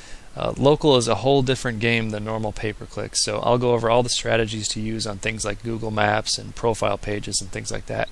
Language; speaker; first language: English; native; English